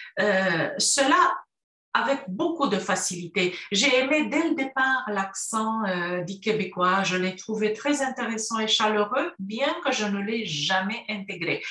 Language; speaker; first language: French; non-native, fluent; Romanian